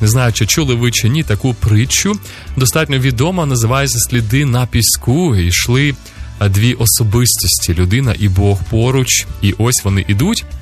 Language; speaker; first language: Ukrainian; native; Ukrainian